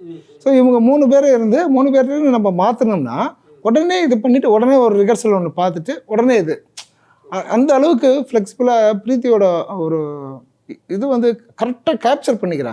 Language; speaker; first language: Tamil; native; Tamil